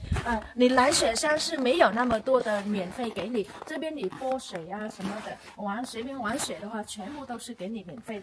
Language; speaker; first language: Chinese; non-native, fluent; Vietnamese